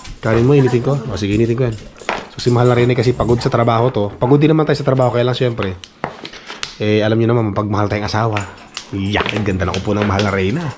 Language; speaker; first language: Filipino; non-native, local second language; Iloko